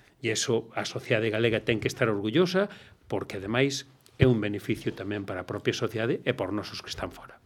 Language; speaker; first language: Galician; non-native, local second language; Spanish